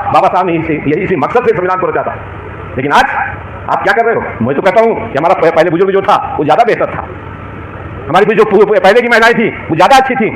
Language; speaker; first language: Hindi; native; Hindi